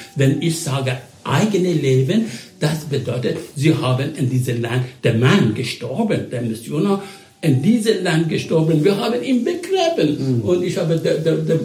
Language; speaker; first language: German; non-native, learner; Persian